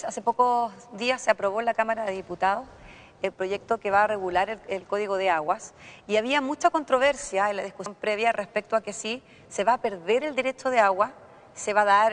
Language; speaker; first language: Spanish; native; Spanish